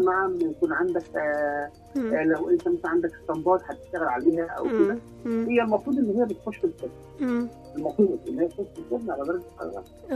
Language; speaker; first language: Arabic; native; Arabic